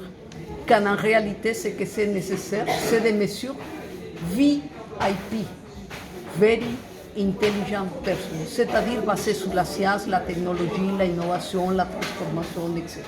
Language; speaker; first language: French; non-native, fluent; Spanish